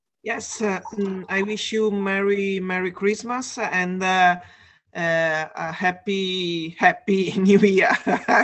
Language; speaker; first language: English; non-native, learner; Italian